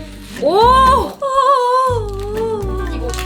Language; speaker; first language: Korean; native; Korean